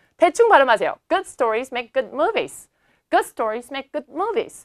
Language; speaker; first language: English; non-native, fluent; Korean